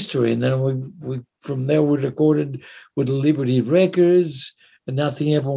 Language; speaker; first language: English; non-native, fluent; Italian